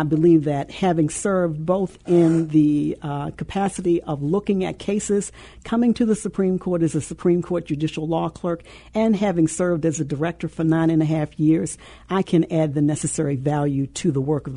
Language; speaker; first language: English; native; English